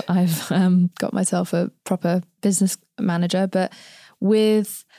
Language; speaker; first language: English; native; English